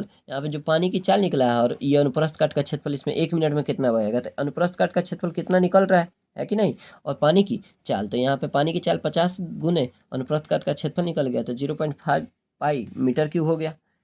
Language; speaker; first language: Hindi; native; Hindi